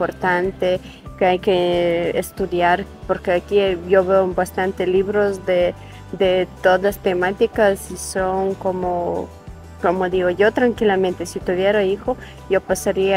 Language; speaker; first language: Spanish; non-native, fluent; Ukrainian